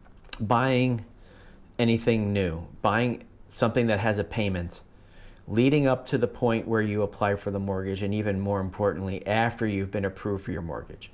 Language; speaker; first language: English; native; English